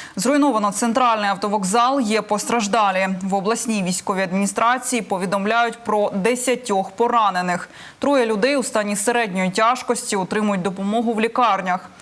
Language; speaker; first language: Ukrainian; native; Ukrainian